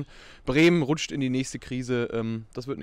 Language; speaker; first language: German; native; German